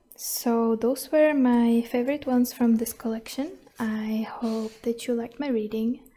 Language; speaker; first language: English; non-native, fluent; Czech